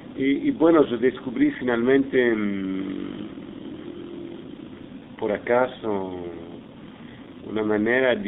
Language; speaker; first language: Spanish; non-native, fluent; English